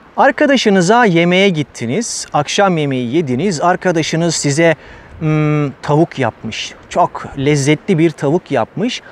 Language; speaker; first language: Turkish; native; Turkish